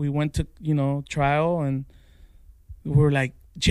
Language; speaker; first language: English; native; English